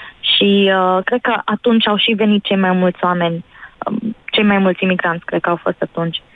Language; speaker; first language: Romanian; early bilingual, other home language; Arabic